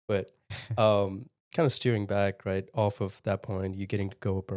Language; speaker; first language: English; native; English